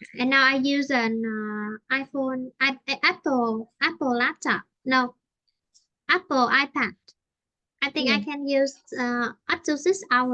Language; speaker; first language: English; non-native, fluent; Vietnamese